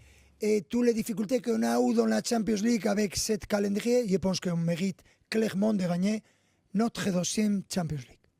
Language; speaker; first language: French; non-native, learner; Spanish